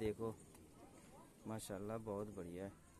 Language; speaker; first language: Hindi; non-native, local second language; Bangla